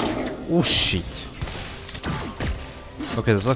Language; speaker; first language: German; native; German